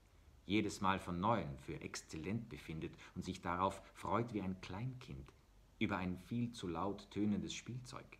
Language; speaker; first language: German; native; German